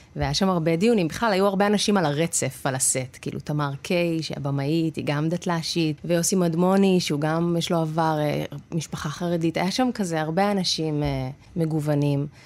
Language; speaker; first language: Hebrew; native; Hebrew